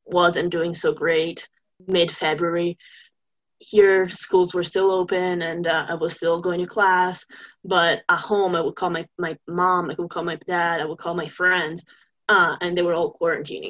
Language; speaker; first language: English; non-native, fluent; Italian